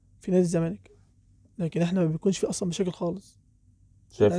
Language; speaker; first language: Arabic; native; Arabic